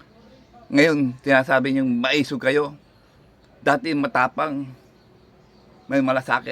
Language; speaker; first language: Filipino; native; Filipino